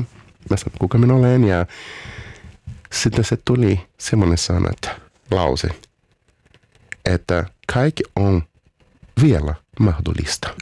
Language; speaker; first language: Finnish; non-native, learner; Portuguese